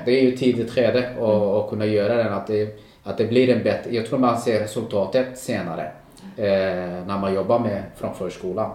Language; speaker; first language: Swedish; non-native, local second language; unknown